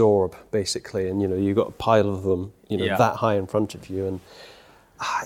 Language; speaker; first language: English; native; English